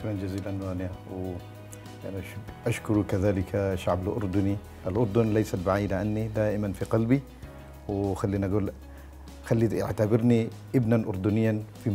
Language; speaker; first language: Arabic; non-native, fluent; Malay